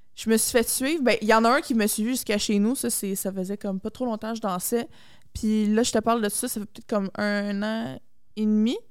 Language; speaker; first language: French; native; French